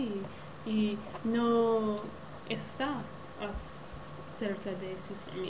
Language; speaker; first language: Spanish; non-native, learner; English